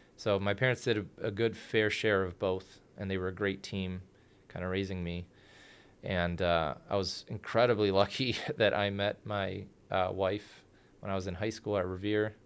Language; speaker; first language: English; early bilingual, other home language; Spanish